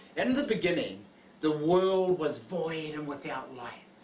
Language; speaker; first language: English; native; English